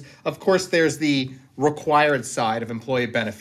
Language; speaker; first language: English; native; English